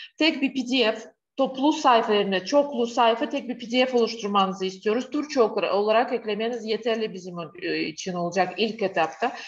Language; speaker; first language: Turkish; non-native, fluent; Russian